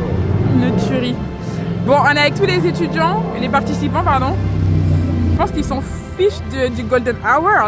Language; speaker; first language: French; native; French